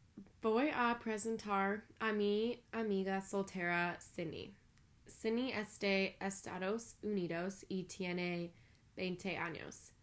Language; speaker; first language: Spanish; non-native, learner; English